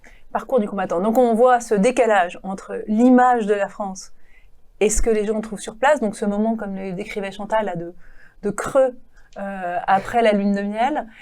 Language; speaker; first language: French; native; French